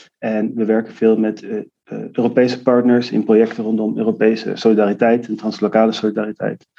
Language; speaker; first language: Dutch; native; Dutch